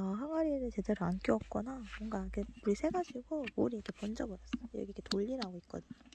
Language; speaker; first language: Korean; native; Korean